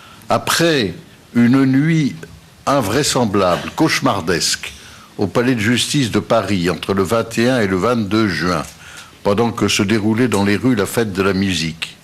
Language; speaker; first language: French; native; French